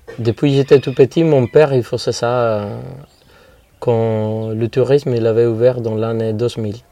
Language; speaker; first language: French; non-native, fluent; Spanish